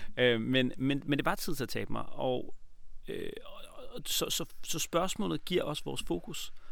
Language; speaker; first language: Danish; native; Danish